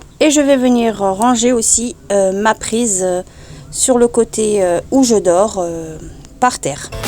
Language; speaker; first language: French; native; French